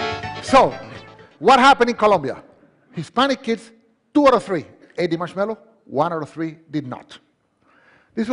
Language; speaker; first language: English; non-native, fluent; Spanish